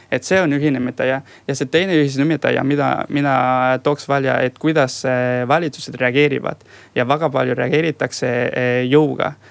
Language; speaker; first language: Estonian; non-native, fluent; Spanish